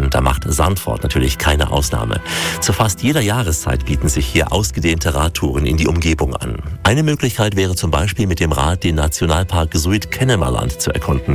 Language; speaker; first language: German; native; German